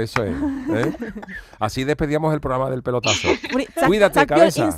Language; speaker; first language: Spanish; native; Spanish